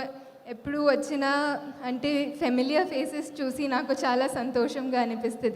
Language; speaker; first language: Telugu; non-native, fluent; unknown